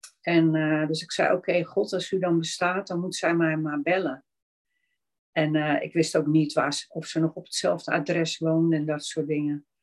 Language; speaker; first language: Dutch; native; Dutch